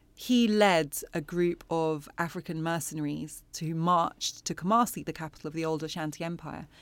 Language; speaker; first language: English; native; English